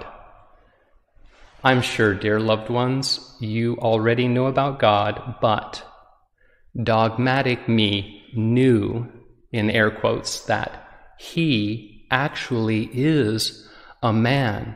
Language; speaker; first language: English; native; English